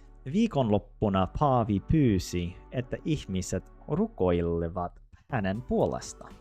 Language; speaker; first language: Finnish; non-native, learner; English